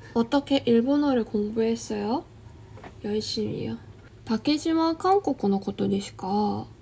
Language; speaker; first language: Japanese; non-native, fluent; Korean